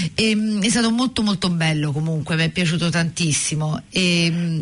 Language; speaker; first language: Italian; native; Italian